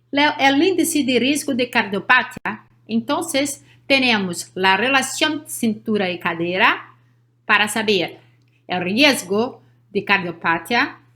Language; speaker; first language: Spanish; non-native, learner; Portuguese